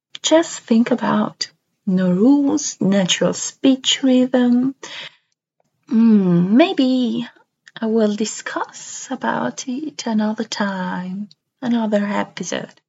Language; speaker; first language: English; non-native, fluent; Italian